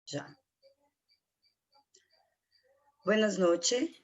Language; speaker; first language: Spanish; non-native, learner; Portuguese